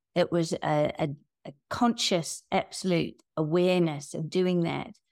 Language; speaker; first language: English; native; English